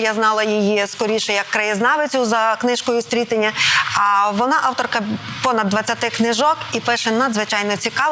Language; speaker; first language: Ukrainian; native; Ukrainian